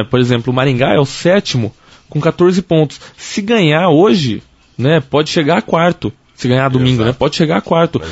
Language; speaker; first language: Portuguese; native; Portuguese